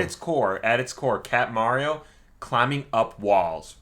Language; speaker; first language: English; native; English